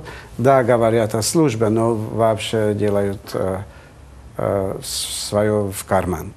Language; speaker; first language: Russian; non-native, fluent; Hungarian